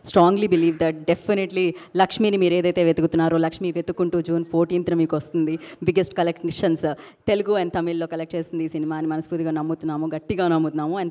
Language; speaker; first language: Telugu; native; Telugu